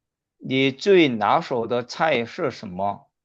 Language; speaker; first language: Chinese; non-native, fluent; Korean